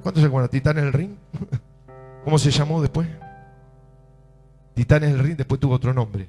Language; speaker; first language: Spanish; native; Spanish